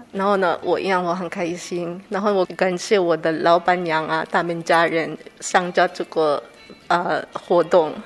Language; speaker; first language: Chinese; non-native, learner; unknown